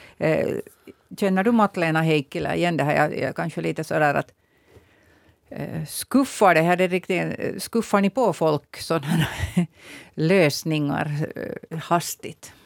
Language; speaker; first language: Swedish; native; Swedish